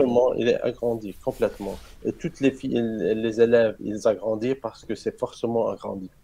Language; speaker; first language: French; non-native, learner; Arabic